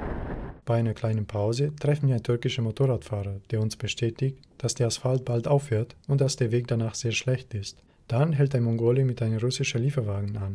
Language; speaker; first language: German; native; German